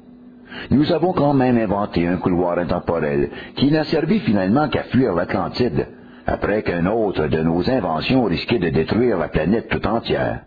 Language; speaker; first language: French; native; French